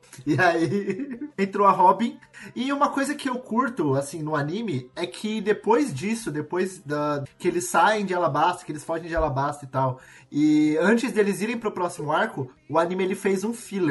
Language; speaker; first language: Portuguese; native; Portuguese